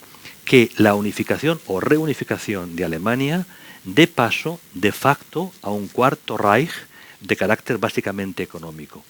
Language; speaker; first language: Spanish; native; Spanish